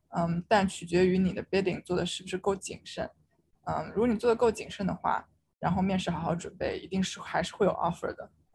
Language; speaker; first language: Chinese; native; Chinese